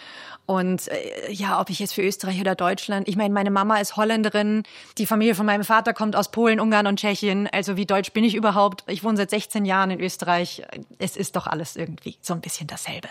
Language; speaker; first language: German; native; German